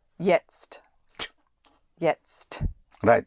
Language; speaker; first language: German; non-native, learner; English